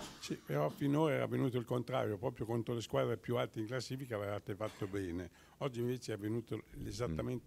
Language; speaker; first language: Italian; native; Italian